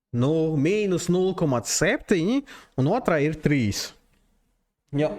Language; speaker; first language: Latvian; non-native, local second language; Russian